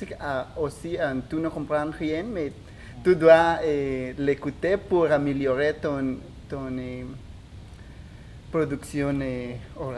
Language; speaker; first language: French; non-native, learner; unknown